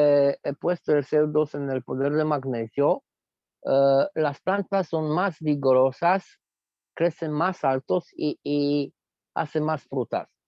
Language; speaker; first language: Spanish; non-native, fluent; Romanian